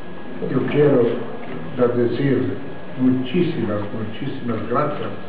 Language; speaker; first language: Spanish; non-native, learner; English